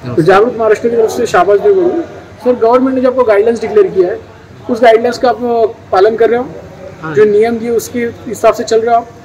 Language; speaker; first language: Hindi; non-native, local second language; Marathi